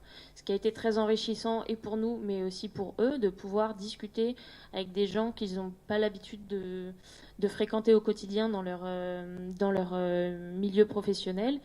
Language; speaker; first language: French; native; French